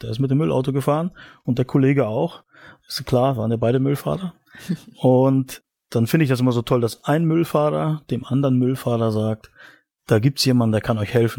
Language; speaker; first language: German; native; German